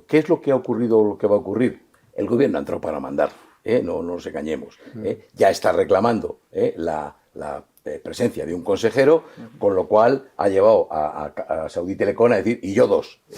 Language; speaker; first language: Spanish; native; Spanish